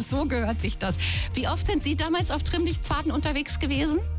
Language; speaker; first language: German; native; German